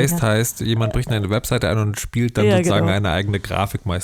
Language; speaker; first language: German; native; German